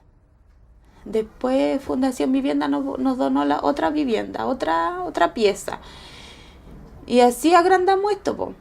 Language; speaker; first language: Spanish; native; Spanish